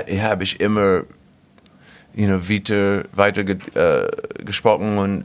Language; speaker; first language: German; non-native, fluent; English